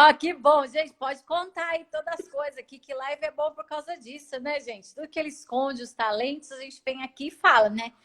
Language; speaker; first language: Portuguese; native; Portuguese